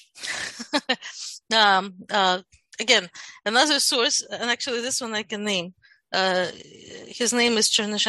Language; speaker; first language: English; non-native, fluent; Russian